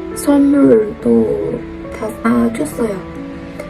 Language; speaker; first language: Korean; non-native, learner; Vietnamese